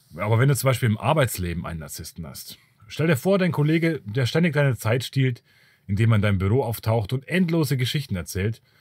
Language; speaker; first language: German; native; German